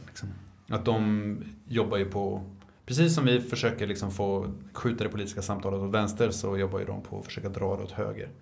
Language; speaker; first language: Swedish; native; Swedish